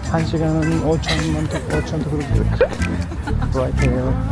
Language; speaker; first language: Korean; non-native, learner; Mongolian